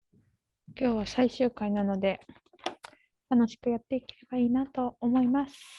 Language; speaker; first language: Japanese; native; Japanese